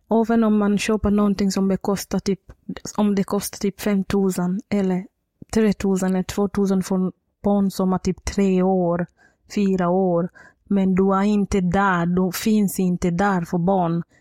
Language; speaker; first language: Swedish; non-native, fluent; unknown